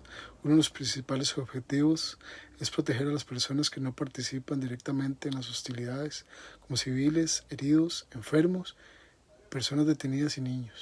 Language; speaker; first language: Spanish; native; Spanish